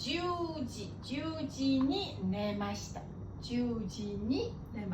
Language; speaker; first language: Japanese; non-native, fluent; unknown